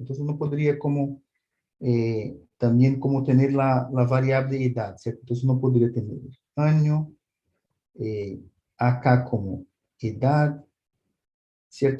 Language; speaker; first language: Spanish; non-native, fluent; Portuguese